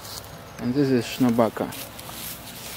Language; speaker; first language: English; non-native, learner; Russian